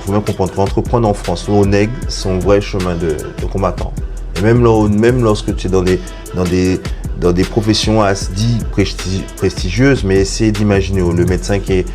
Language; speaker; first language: French; non-native, local second language; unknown